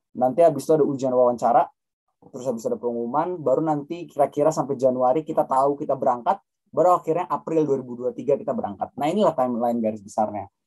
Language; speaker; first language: Indonesian; native; Indonesian